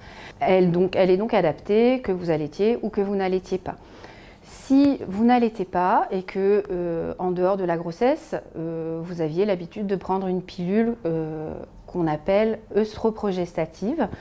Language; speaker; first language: French; native; French